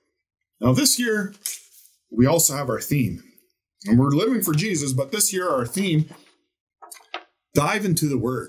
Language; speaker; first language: English; native; English